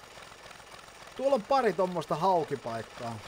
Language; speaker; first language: Finnish; native; Finnish